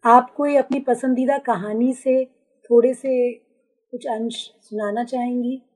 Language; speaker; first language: Hindi; native; Hindi